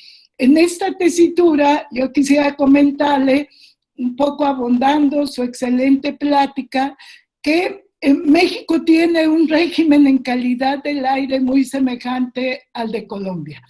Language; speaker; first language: Spanish; native; Spanish